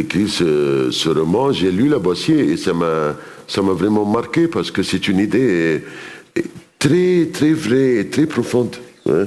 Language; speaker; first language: French; non-native, fluent; Arabic